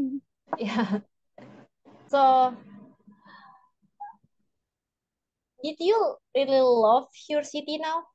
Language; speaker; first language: English; non-native, learner; Indonesian